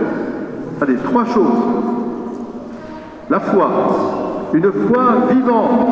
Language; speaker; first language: French; native; French